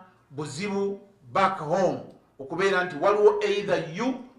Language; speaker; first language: English; non-native, local second language; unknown